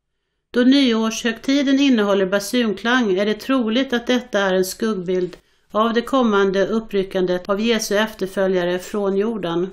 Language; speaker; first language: Swedish; native; Swedish